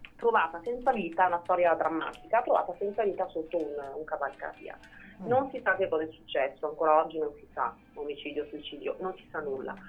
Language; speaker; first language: Italian; native; Italian